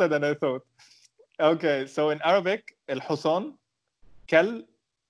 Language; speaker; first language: English; non-native, fluent; Arabic